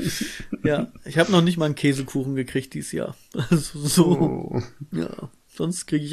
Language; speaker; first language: German; native; German